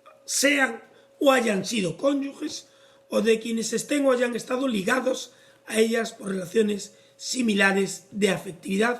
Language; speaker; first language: Spanish; native; Spanish